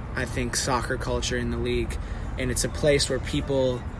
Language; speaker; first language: English; native; English